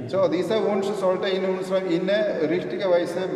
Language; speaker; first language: German; non-native, learner; Malayalam